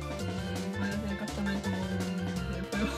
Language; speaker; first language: Spanish; non-native, fluent; Japanese